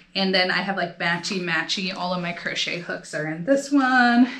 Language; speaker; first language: English; native; English